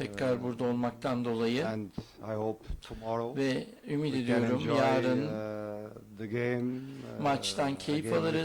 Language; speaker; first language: Turkish; non-native, learner; Portuguese